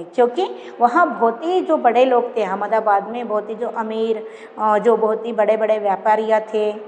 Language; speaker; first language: Hindi; non-native, local second language; Kannada